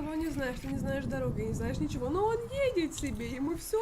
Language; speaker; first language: Russian; native; Russian